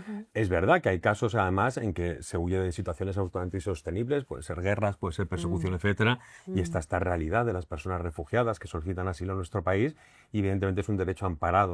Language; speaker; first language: Spanish; native; Spanish